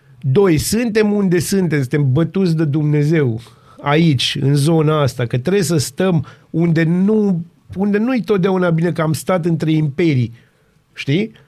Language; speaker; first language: Romanian; native; Romanian